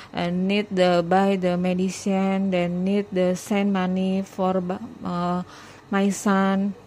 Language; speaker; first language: English; non-native, learner; Indonesian